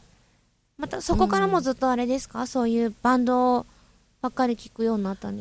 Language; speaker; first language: Japanese; native; Japanese